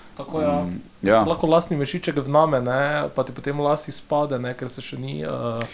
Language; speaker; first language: Slovenian; non-native, local second language; Albanian